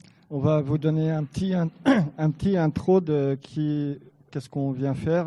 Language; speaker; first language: French; native; French